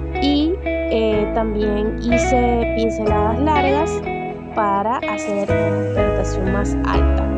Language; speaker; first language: Spanish; native; Spanish